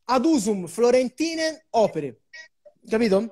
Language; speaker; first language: Italian; native; Italian